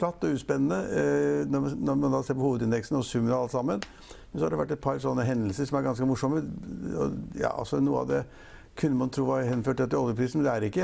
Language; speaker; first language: Norwegian; native; Norwegian